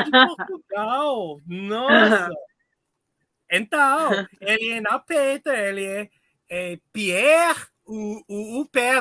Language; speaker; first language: Portuguese; non-native, learner; English